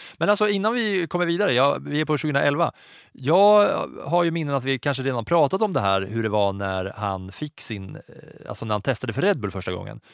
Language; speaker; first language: Swedish; native; Swedish